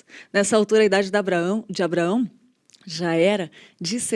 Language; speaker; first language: Portuguese; native; Portuguese